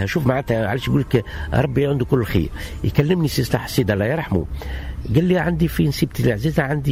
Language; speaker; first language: Arabic; native; Arabic